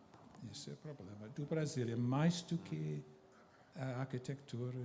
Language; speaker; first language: Portuguese; non-native, fluent; English